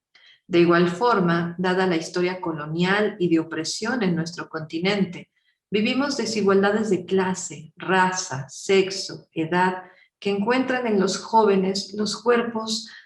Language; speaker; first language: Spanish; native; Spanish